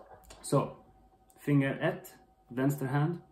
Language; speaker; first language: Swedish; non-native, learner; English